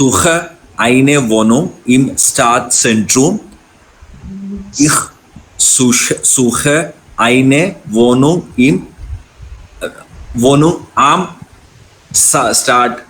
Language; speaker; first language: German; non-native, learner; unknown